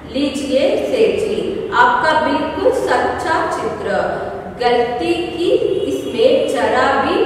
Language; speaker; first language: Hindi; non-native, local second language; Kannada